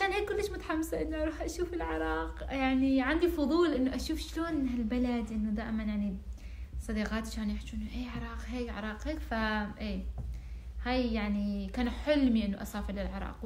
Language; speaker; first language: Arabic; non-native, fluent; Persian